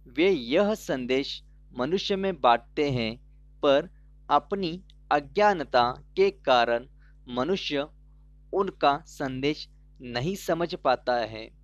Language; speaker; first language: Hindi; non-native, local second language; Kannada